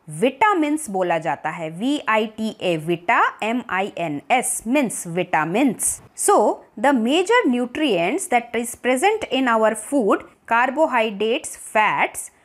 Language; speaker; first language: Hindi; non-native, local second language; Bangla